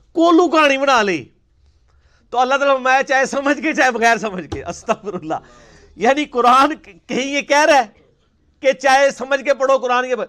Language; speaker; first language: Urdu; non-native, local second language; Punjabi